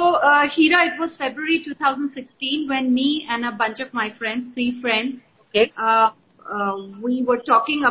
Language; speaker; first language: English; non-native, local second language; Hindi